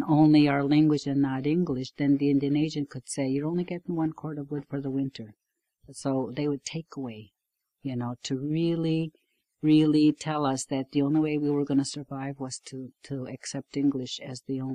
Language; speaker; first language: English; non-native, fluent; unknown